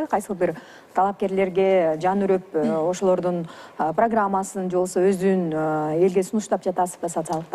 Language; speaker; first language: Kyrgyz; native; Kyrgyz